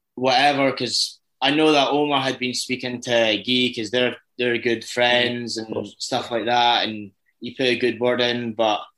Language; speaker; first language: English; native; English